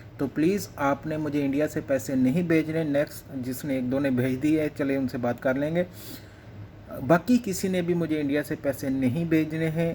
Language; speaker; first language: Urdu; non-native, local second language; Punjabi